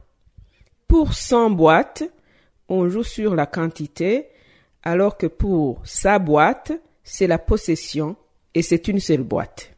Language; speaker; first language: French; non-native, local second language; Rundi